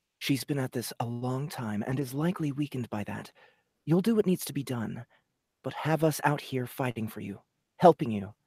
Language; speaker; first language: English; native; English